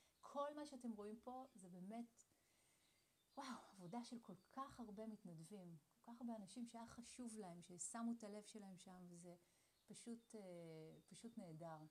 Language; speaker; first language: Hebrew; native; Hebrew